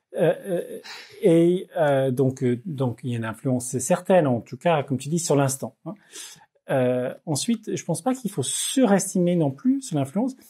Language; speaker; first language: French; non-native, fluent; Dutch